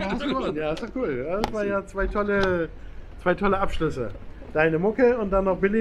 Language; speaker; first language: German; native; German